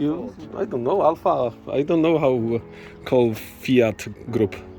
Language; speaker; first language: English; non-native, learner; Polish